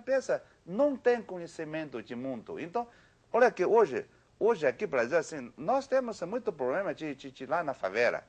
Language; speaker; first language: Portuguese; non-native, learner; Chinese